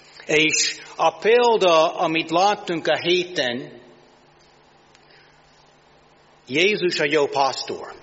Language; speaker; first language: Hungarian; non-native, learner; English